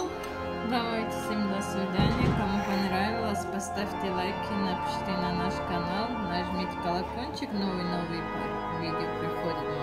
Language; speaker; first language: Russian; non-native, learner; Tajik